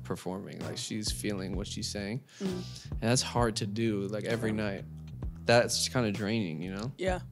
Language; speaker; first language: English; native; English